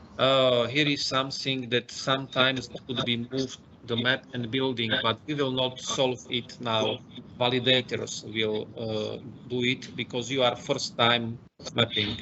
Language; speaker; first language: English; non-native, fluent; Slovak